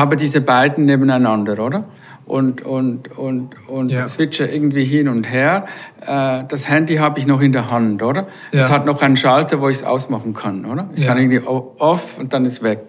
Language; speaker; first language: German; native; German